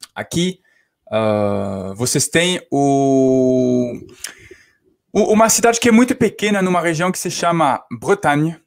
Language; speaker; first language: Portuguese; non-native, fluent; French